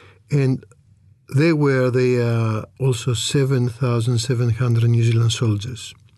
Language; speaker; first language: English; non-native, fluent; Greek